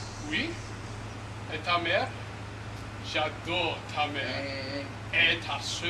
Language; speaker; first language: French; non-native, learner; English